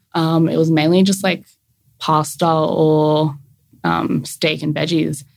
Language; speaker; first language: English; native; English